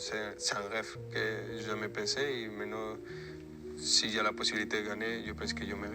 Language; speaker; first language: French; non-native, fluent; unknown